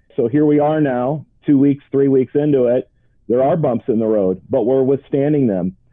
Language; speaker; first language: English; native; English